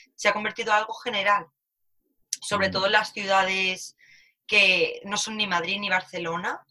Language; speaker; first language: Spanish; native; Spanish